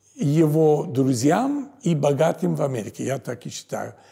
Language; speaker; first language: Russian; non-native, fluent; English